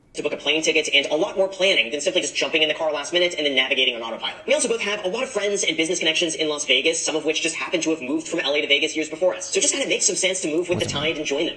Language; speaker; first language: English; native; English